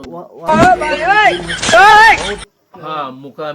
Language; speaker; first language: Hindi; non-native, local second language; Mizo